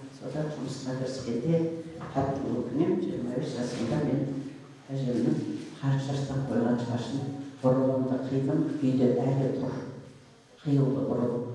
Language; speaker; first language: Kazakh; native; Kazakh